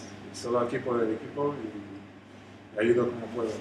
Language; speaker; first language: Spanish; non-native, learner; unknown